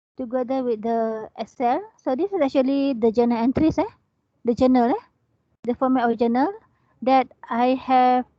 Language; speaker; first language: English; non-native, local second language; Malay